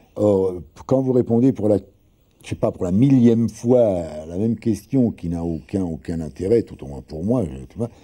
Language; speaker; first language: French; early bilingual, other home language; Italian